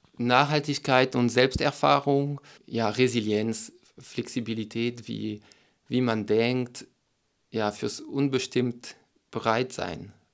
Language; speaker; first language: German; non-native, fluent; French